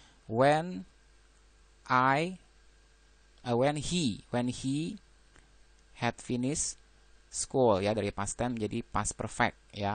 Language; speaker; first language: English; non-native, fluent; Indonesian